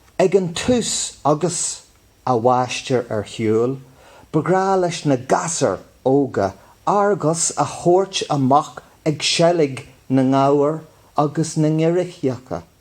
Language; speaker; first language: Irish; non-native, local second language; English